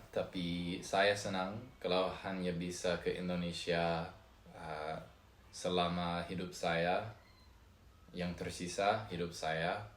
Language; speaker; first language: Indonesian; non-native, fluent; English